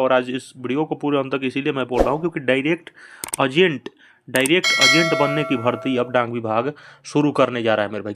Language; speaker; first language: Hindi; native; Hindi